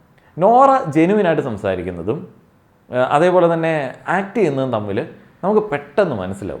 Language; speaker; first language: Malayalam; native; Malayalam